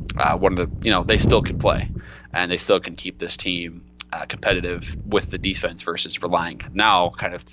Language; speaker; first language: English; native; English